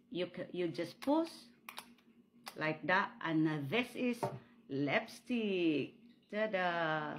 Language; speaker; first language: English; non-native, local second language; Filipino